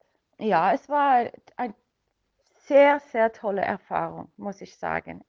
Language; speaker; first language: German; non-native, fluent; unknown